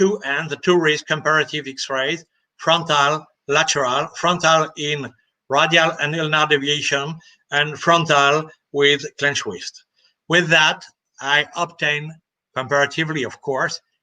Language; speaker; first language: English; non-native, fluent; French